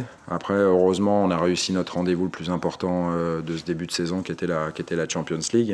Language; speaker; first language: French; native; French